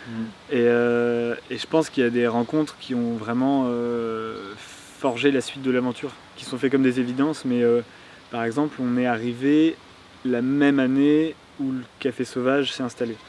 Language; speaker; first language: French; native; French